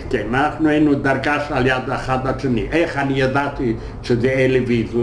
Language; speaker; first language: Hebrew; non-native, fluent; Yiddish